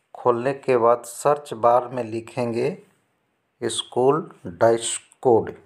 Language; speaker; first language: Hindi; native; Hindi